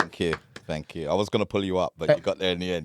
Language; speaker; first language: English; native; English